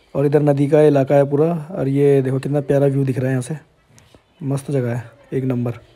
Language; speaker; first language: Hindi; native; Hindi